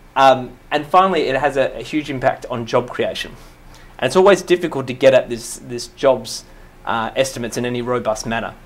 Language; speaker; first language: English; native; English